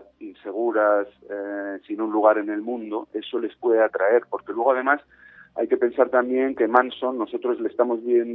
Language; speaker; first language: Spanish; native; Spanish